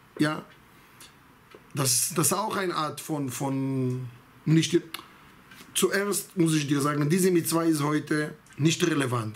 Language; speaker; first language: German; non-native, fluent; Hebrew